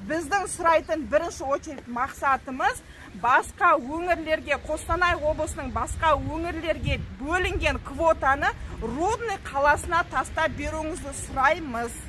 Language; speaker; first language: Kazakh; early bilingual, heritage; Kazakh